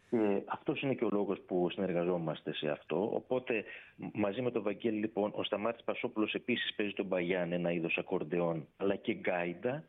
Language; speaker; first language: Greek; native; Greek